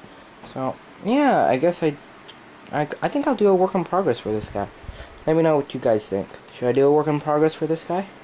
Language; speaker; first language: English; native; English